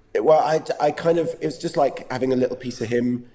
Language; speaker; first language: English; native; English